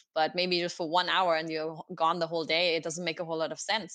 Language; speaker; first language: English; non-native, fluent; German